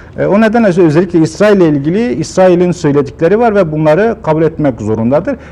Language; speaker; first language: Turkish; non-native, local second language; Kurdish